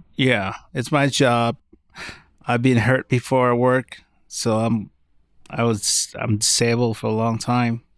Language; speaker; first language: English; non-native, fluent; Arabic